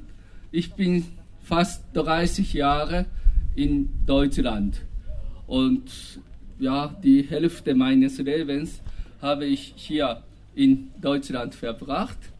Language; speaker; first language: German; non-native, fluent; Japanese